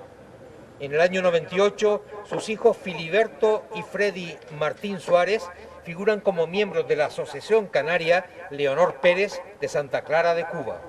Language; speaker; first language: Spanish; native; Spanish